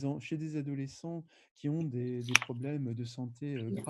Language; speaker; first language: French; native; French